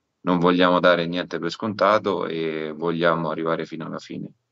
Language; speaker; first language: Italian; native; Italian